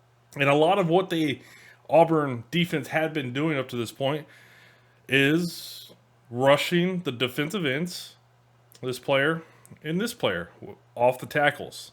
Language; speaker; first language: English; native; English